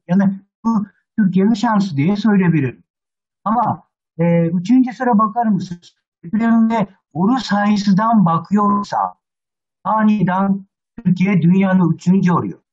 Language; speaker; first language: Turkish; non-native, learner; Japanese